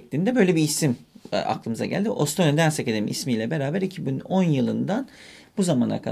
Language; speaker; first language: Turkish; native; Turkish